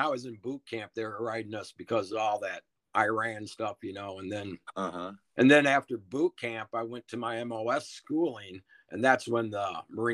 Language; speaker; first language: English; native; English